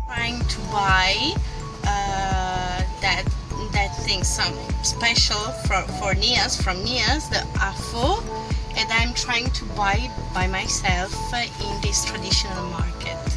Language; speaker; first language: English; non-native, fluent; Italian